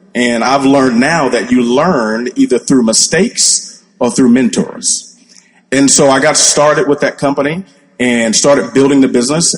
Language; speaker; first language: English; native; English